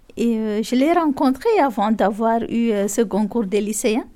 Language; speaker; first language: French; non-native, local second language; Fula